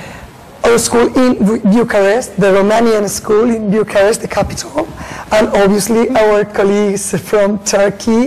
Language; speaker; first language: English; non-native, learner; Spanish